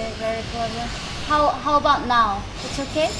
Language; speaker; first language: English; non-native, learner; Korean